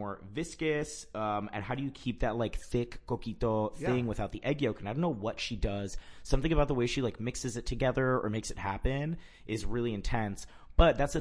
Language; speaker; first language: English; early bilingual, other home language; Spanish